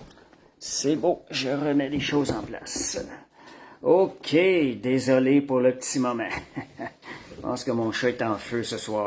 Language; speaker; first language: French; native; French